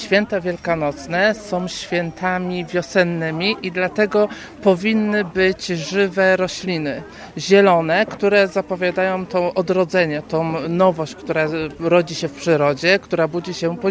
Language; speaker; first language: Polish; native; Polish